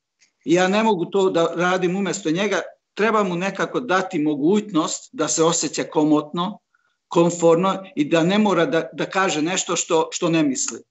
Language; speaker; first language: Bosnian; non-native, local second language; Hungarian